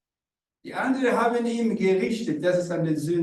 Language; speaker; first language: German; non-native, fluent; Rundi